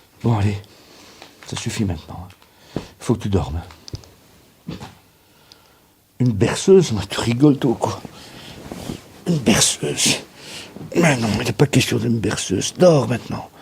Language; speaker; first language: French; native; French